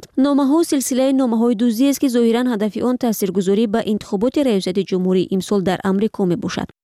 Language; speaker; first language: Persian; native; Persian